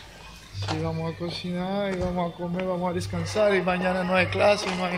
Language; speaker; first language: Spanish; non-native, fluent; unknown